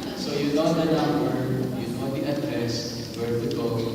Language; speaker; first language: English; non-native, local second language; Filipino